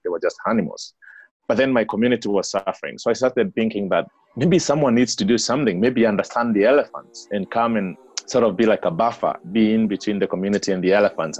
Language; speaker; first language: English; non-native, local second language; Kikuyu